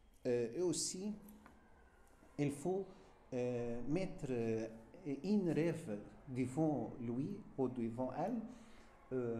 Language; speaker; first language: French; non-native, fluent; Arabic